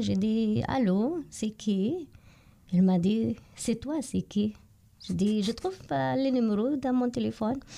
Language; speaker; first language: French; non-native, learner; Arabic